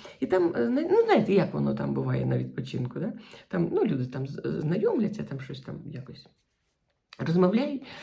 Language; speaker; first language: Ukrainian; non-native, local second language; Russian